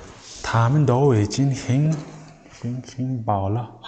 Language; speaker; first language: Chinese; non-native, fluent; Mongolian